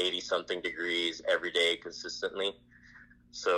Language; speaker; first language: English; non-native, fluent; Spanish